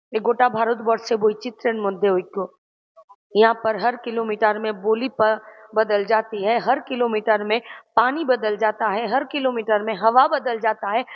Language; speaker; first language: Hindi; non-native, local second language; Bangla